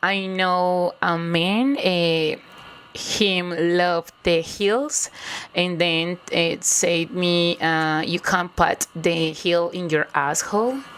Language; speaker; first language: English; non-native, learner; Spanish